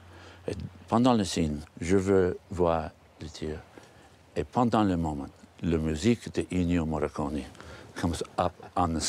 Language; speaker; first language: French; non-native, learner; English